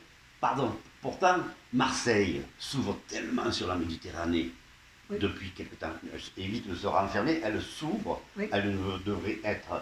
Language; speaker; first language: French; native; French